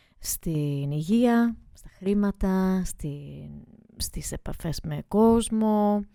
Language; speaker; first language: Greek; early bilingual, heritage; Greek